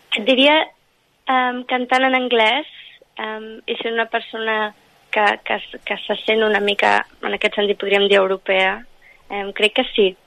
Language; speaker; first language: Catalan; non-native, local second language; English